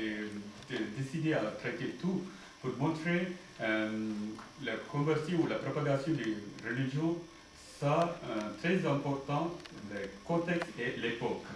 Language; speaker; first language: French; non-native, fluent; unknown